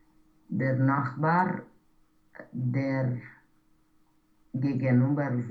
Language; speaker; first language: German; non-native, learner; Romanian